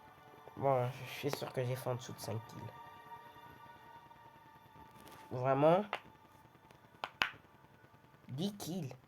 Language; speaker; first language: French; native; French